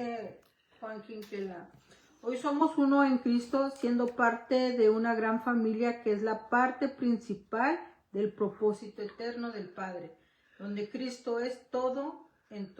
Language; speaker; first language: Spanish; native; Spanish